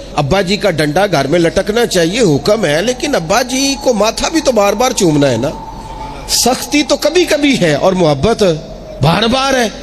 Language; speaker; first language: Urdu; non-native, local second language; Punjabi